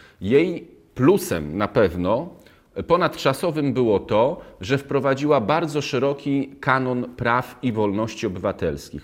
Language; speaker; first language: Polish; native; Polish